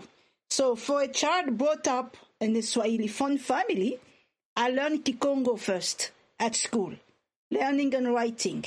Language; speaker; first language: English; non-native, fluent; Swahili